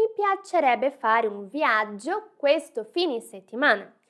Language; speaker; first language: Italian; non-native, fluent; Portuguese